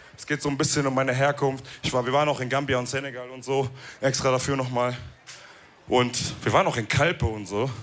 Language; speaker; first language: German; early bilingual, other home language; Wolof